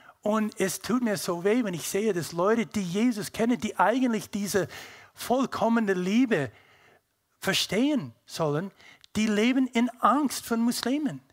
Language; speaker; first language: German; non-native, learner; English